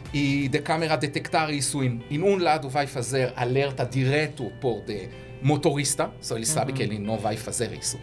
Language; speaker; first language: Portuguese; non-native, learner; Hebrew